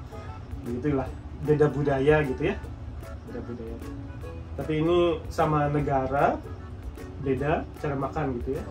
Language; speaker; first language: Indonesian; non-native, fluent; Japanese